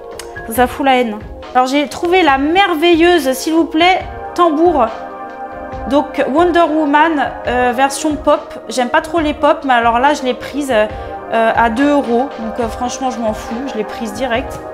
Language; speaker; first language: French; native; French